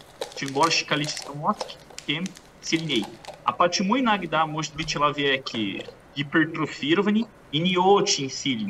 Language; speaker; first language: Russian; non-native, fluent; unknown